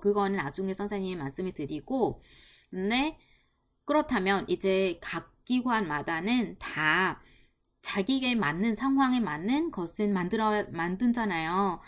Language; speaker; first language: Korean; non-native, fluent; Vietnamese